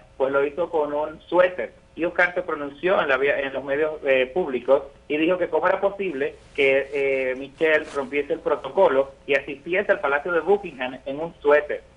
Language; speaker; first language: Spanish; native; Spanish